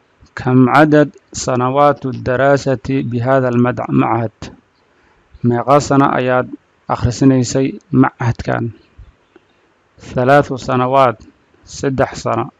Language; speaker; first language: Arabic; non-native, fluent; Somali